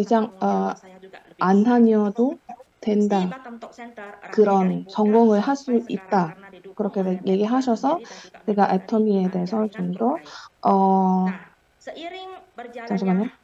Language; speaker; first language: Korean; non-native, fluent; Indonesian